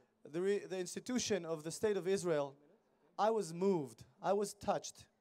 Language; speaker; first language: English; non-native, fluent; Hebrew